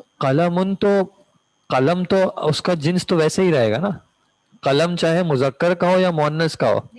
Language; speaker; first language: Urdu; native; Urdu